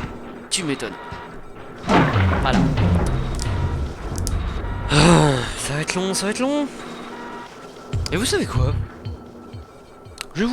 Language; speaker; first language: French; native; French